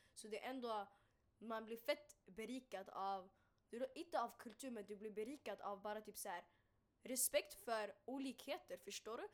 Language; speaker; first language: Swedish; early bilingual, other home language; Tigrinya